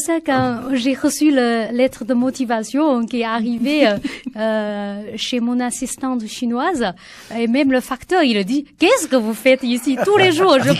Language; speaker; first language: French; non-native, learner; Chinese